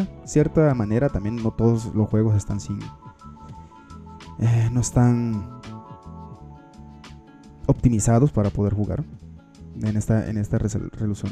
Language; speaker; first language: Spanish; native; Spanish